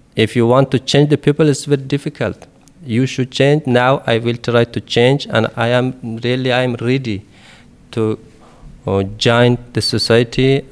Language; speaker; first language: English; non-native, learner; Persian